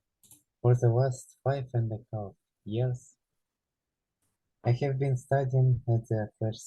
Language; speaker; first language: English; non-native, learner; Ukrainian